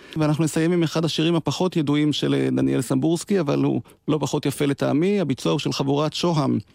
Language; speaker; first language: Hebrew; native; Hebrew